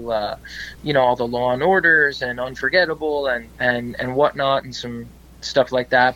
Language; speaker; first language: English; native; English